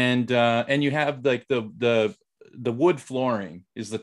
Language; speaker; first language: English; native; English